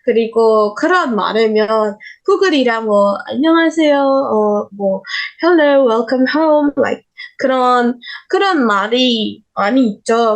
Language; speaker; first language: Korean; non-native, learner; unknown